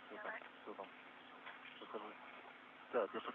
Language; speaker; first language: Russian; native; Russian